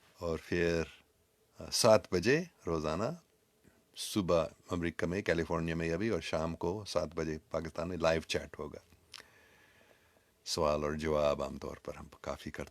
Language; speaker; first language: Hindi; non-native, local second language; English